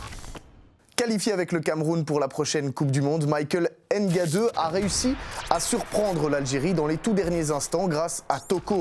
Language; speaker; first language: French; native; French